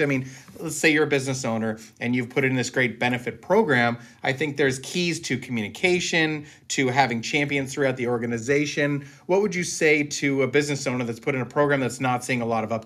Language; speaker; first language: English; native; English